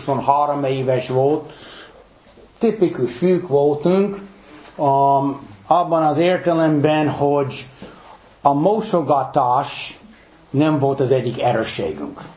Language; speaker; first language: Hungarian; early bilingual, heritage; English